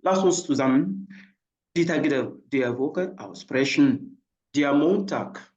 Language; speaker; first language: German; non-native, fluent; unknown